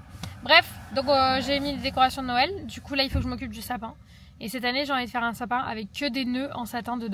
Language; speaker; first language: French; native; French